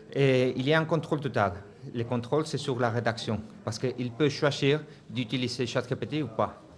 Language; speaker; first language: French; non-native, fluent; Spanish